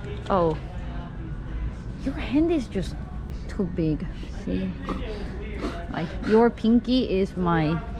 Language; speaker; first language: English; non-native, fluent; Korean